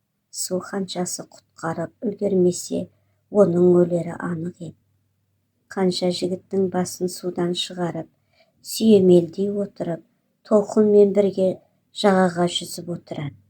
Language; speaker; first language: Kazakh; native; Kazakh